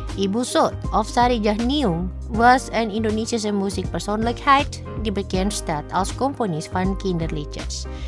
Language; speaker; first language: Dutch; non-native, fluent; Indonesian